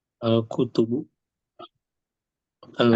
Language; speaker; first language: Arabic; non-native, learner; Indonesian